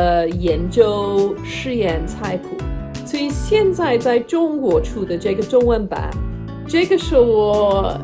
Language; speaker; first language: Chinese; non-native, fluent; English